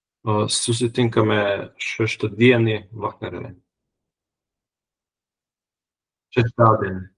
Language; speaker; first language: Lithuanian; non-native, learner; Latvian